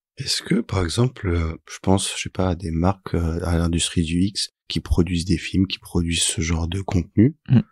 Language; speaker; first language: French; native; French